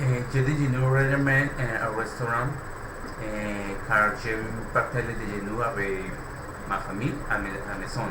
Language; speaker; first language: French; non-native, learner; Spanish